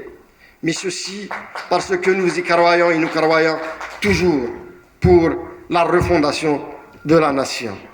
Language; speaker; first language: French; non-native, local second language; Kabyle